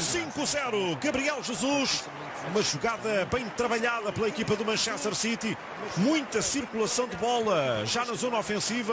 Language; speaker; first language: Portuguese; native; Portuguese